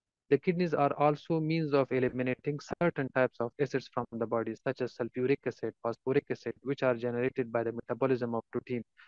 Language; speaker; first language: English; non-native, fluent; Persian